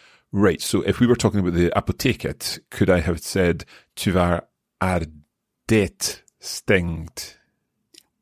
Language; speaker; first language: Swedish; non-native, learner; English